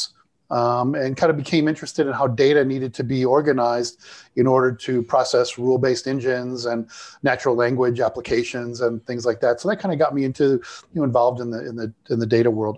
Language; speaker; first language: English; native; English